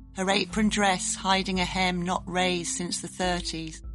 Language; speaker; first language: English; native; English